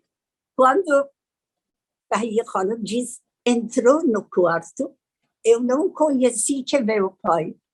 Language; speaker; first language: Portuguese; non-native, learner; Persian